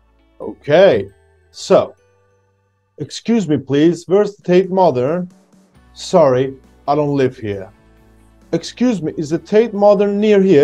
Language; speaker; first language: English; non-native, fluent; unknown